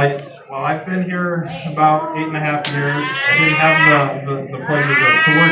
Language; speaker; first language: English; native; English